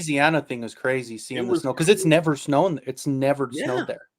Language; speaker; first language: English; native; English